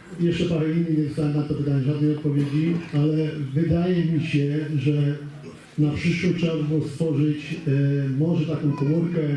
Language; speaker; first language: Polish; native; Polish